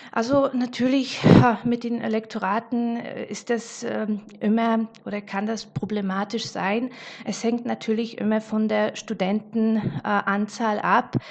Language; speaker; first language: German; non-native, fluent; Slovak